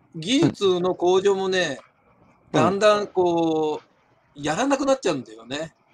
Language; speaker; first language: Japanese; native; Japanese